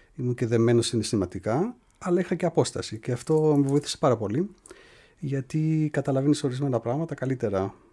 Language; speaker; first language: Greek; early bilingual, heritage; Greek